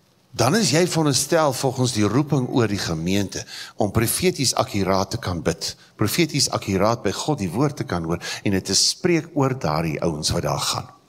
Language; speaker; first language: Afrikaans; native; Afrikaans